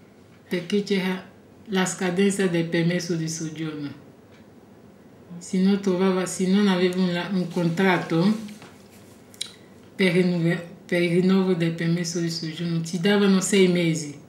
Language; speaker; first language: Italian; non-native, fluent; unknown